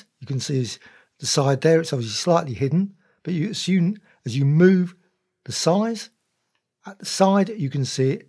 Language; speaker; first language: English; native; English